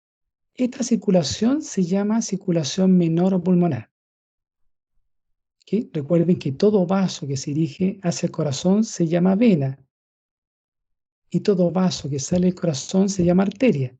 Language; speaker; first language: Spanish; native; Spanish